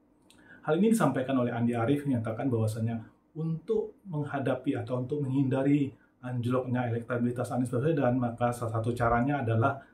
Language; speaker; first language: Indonesian; native; Indonesian